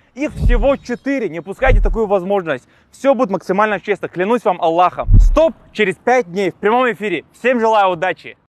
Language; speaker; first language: Russian; native; Russian